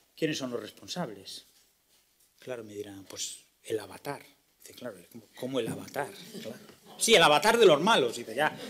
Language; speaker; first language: Spanish; native; Spanish